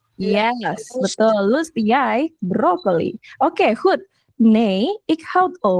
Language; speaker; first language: Dutch; non-native, fluent; Indonesian